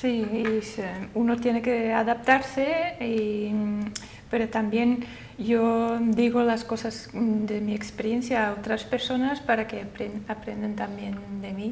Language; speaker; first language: Spanish; non-native, fluent; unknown